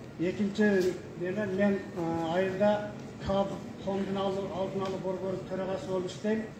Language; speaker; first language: Kyrgyz; native; Kyrgyz